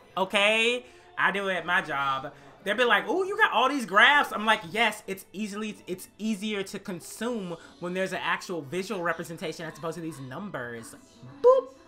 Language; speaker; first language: English; native; English